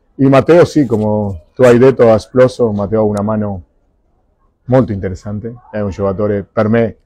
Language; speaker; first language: Italian; non-native, fluent; Spanish